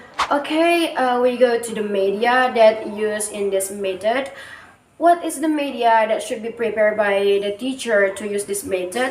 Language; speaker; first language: English; non-native, learner; Indonesian